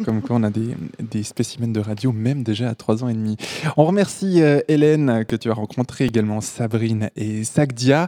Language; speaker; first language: French; native; French